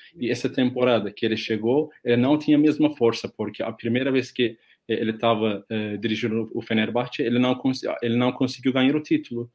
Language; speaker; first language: Portuguese; non-native, fluent; Turkish